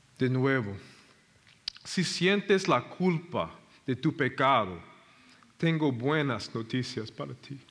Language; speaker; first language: Spanish; non-native, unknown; English